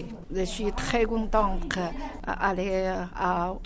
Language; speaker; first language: French; non-native, learner; Chinese